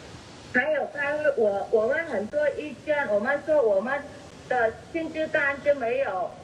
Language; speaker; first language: Chinese; non-native, fluent; Vietnamese